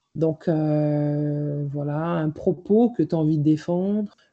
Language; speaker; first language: French; native; French